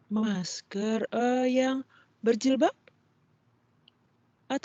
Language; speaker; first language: Indonesian; non-native, learner; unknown